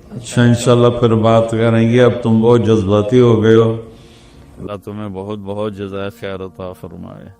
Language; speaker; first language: Urdu; non-native, local second language; Punjabi